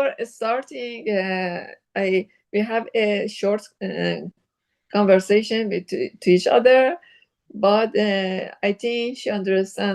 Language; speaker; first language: English; non-native, learner; Persian